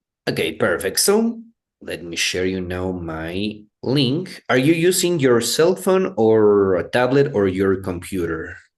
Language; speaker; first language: English; non-native, fluent; Spanish